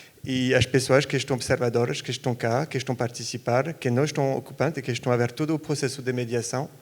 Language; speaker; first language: Portuguese; non-native, fluent; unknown